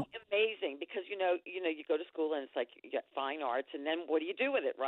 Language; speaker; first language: English; native; English